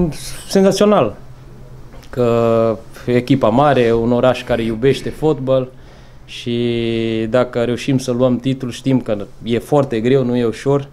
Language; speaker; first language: Romanian; non-native, fluent; Portuguese